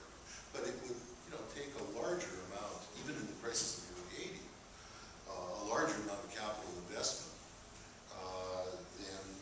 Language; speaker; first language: English; native; English